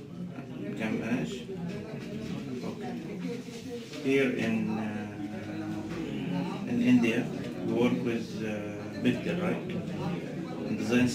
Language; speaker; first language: English; non-native, learner; Arabic